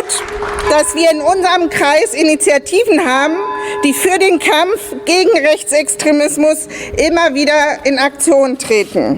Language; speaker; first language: German; native; German